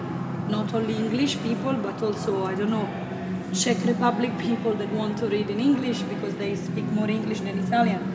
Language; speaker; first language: English; non-native, fluent; Italian